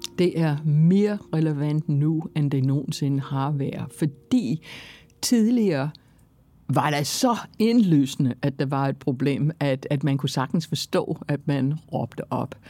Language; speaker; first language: Danish; non-native, fluent; English